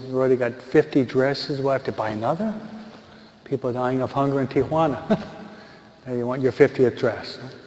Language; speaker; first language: English; native; English